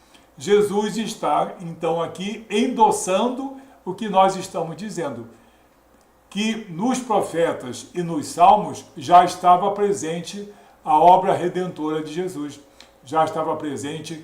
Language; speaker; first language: Portuguese; native; Portuguese